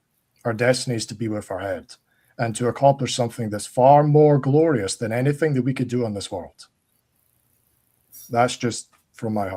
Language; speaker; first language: English; native; English